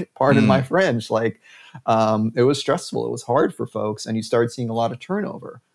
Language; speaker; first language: English; native; English